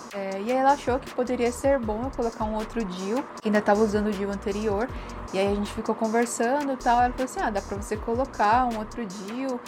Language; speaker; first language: Portuguese; native; Portuguese